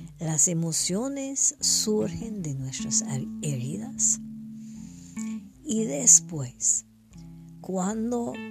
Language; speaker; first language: Spanish; non-native, fluent; French